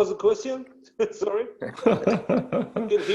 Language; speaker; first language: English; non-native, fluent; Spanish